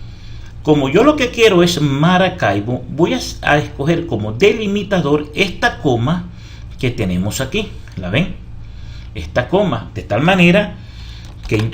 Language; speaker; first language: Spanish; native; Spanish